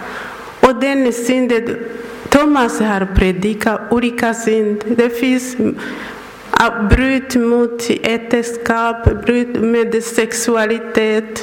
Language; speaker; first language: Swedish; non-native, learner; Persian